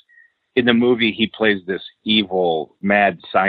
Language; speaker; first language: English; native; English